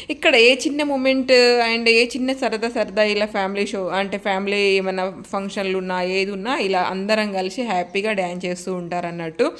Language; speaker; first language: Telugu; non-native, local second language; Lambadi